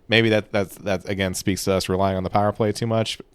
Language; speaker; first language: English; native; English